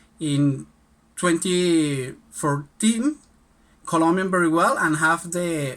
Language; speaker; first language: English; non-native, learner; Spanish